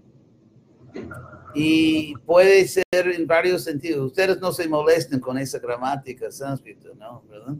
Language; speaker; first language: Spanish; non-native, fluent; English